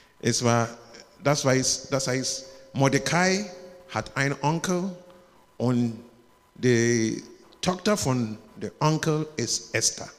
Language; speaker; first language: German; non-native, learner; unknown